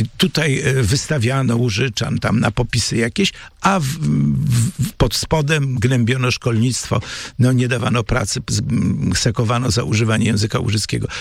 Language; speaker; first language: Polish; native; Polish